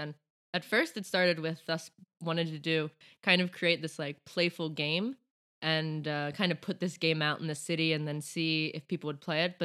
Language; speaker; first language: English; native; English